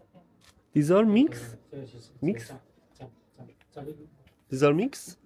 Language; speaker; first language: English; non-native, fluent; Persian